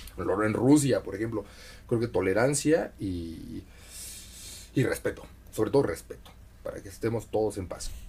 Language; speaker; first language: Spanish; native; Spanish